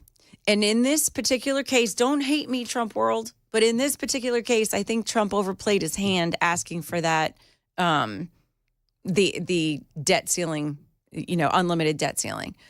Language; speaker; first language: English; native; English